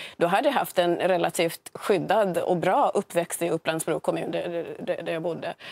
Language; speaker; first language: Swedish; early bilingual, other home language; Swahili